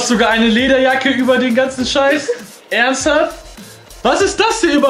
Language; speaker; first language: German; native; German